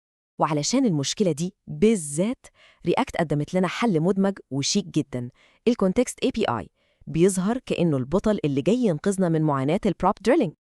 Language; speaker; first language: Arabic; native; Arabic